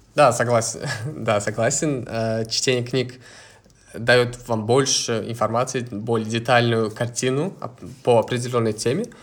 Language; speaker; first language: Russian; non-native, local second language; Uzbek